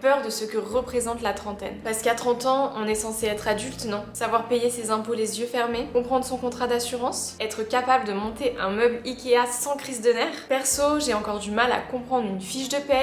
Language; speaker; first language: French; native; French